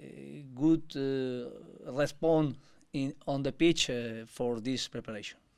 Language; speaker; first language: English; non-native, learner; Spanish